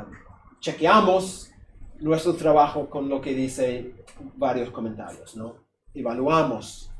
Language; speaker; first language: Spanish; non-native, fluent; English